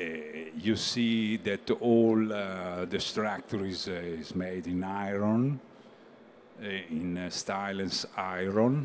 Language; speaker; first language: English; non-native, learner; Italian